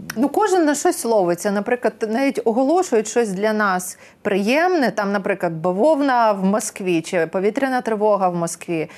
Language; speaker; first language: Ukrainian; native; Ukrainian